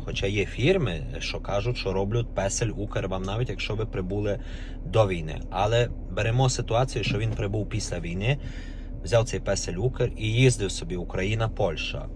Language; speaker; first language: Ukrainian; native; Ukrainian